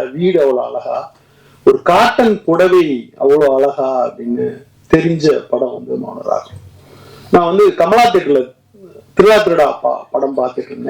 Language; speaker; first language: Tamil; native; Tamil